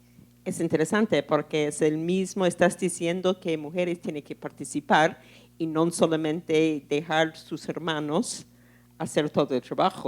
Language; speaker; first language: Spanish; non-native, fluent; English